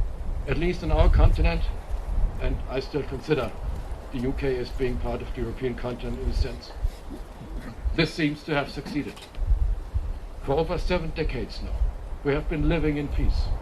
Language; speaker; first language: English; non-native, fluent; German